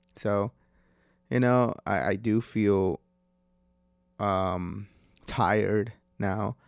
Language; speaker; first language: English; non-native, fluent; Spanish